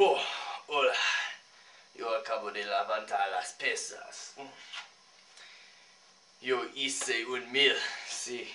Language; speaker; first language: Spanish; non-native, learner; English